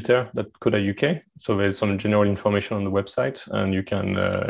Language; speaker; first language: English; non-native, fluent; French